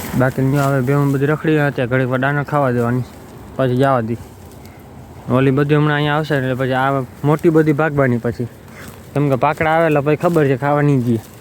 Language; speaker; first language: Gujarati; non-native, local second language; Kachhi